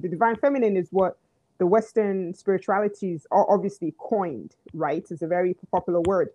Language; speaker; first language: English; native; English